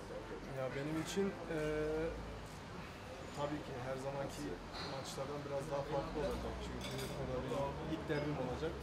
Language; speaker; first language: Turkish; early bilingual, other home language; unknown